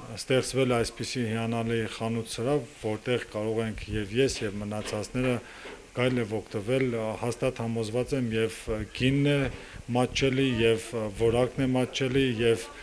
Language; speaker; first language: Armenian; native; Armenian